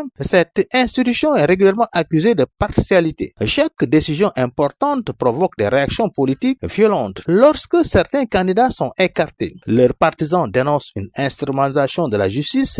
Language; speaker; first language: French; non-native, local second language; Wolof